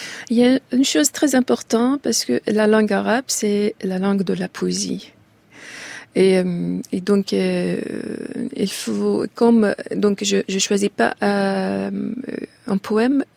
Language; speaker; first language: French; non-native, fluent; Arabic